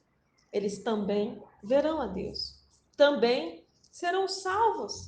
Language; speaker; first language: Portuguese; native; Portuguese